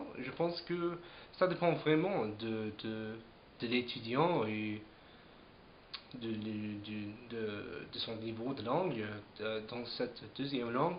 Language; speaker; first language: French; non-native, fluent; English